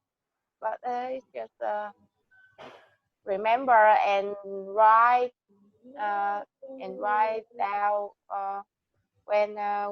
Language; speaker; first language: English; non-native, learner; Vietnamese